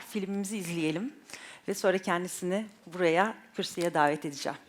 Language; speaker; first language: Turkish; native; Turkish